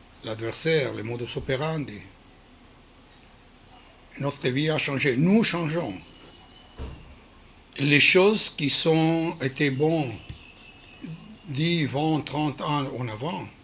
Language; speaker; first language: French; non-native, learner; Hebrew